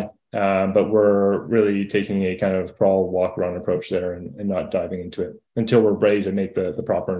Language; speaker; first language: English; native; English